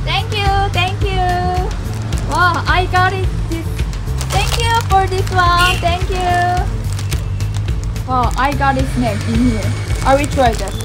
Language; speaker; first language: English; non-native, learner; Korean